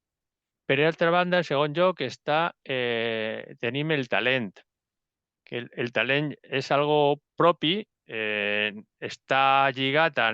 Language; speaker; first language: Catalan; non-native, local second language; Spanish